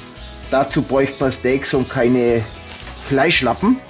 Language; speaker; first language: German; native; German